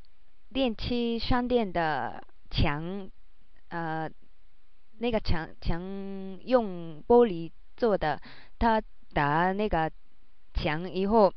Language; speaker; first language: Chinese; non-native, learner; Japanese